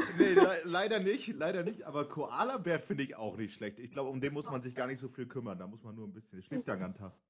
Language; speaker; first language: German; native; German